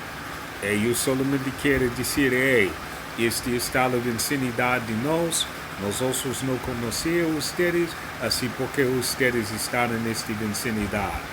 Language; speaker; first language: Spanish; non-native, learner; English